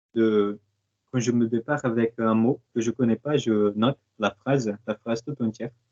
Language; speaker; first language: French; non-native, fluent; Portuguese